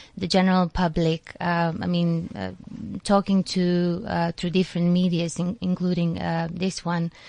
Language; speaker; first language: English; non-native, fluent; Macedonian